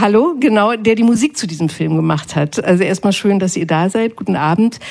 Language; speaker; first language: German; native; German